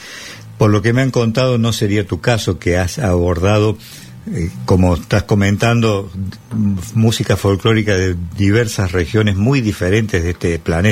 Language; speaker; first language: Spanish; native; Spanish